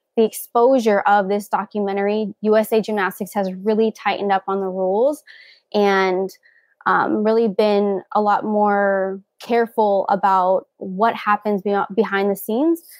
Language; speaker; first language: English; native; English